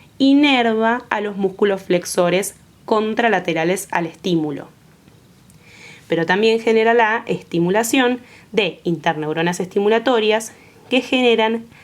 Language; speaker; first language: Spanish; native; Spanish